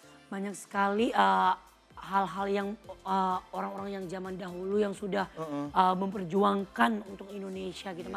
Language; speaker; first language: Indonesian; non-native, fluent; Thai